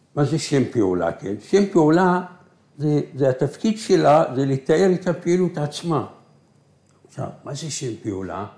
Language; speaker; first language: Hebrew; non-native, local second language; Arabic